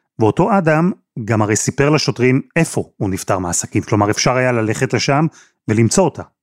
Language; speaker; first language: Hebrew; native; Hebrew